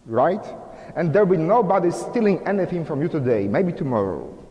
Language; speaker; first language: English; non-native, fluent; Polish